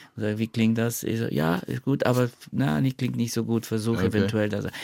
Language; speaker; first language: German; non-native, fluent; Bulgarian